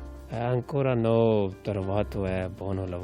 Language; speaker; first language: Italian; non-native, learner; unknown